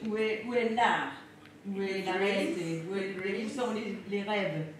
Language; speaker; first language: French; non-native, fluent; Danish